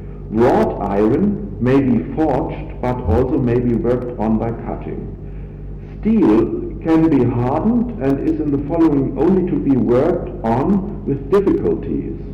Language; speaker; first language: English; non-native, fluent; German